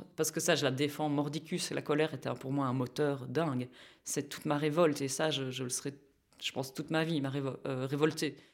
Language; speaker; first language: French; native; French